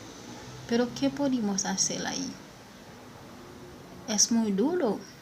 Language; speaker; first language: Spanish; non-native, learner; Haitian Creole